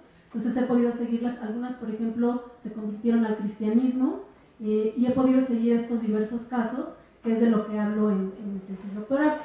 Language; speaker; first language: Spanish; native; Spanish